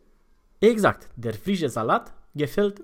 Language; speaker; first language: German; non-native, fluent; Romanian